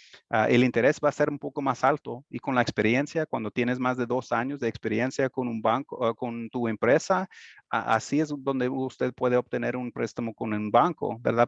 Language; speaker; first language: Spanish; early bilingual, heritage; Spanish